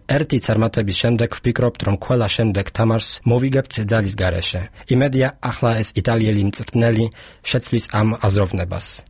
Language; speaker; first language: Georgian; non-native, fluent; Polish